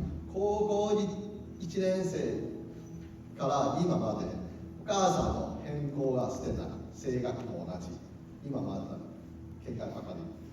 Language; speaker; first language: Japanese; non-native, learner; Cantonese